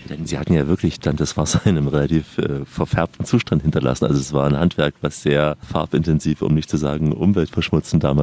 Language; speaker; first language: German; native; German